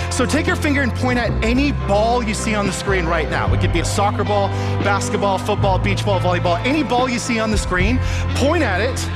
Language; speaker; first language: English; native; English